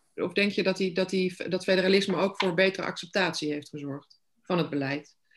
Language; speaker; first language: Dutch; native; Dutch